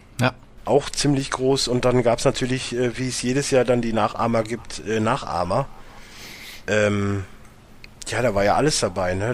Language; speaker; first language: German; native; German